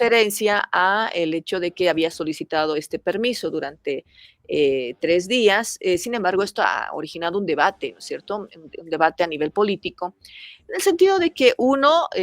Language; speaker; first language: Spanish; native; Spanish